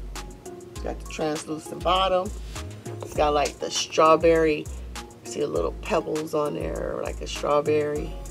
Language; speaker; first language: English; native; English